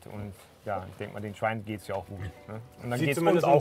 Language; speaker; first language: German; native; German